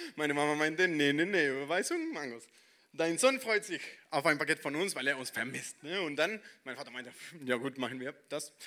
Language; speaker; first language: German; non-native, fluent; Spanish